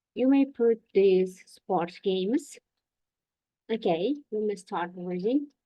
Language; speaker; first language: English; non-native, learner; Kazakh